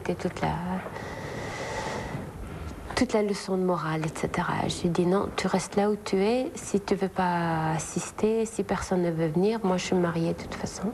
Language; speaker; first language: French; non-native, local second language; Arabic